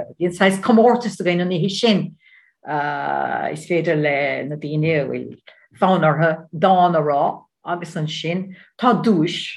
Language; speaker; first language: Irish; non-native, learner; Dutch